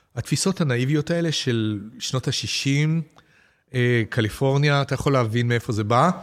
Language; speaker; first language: Hebrew; native; Hebrew